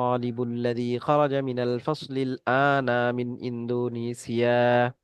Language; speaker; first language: Arabic; non-native, fluent; Bangla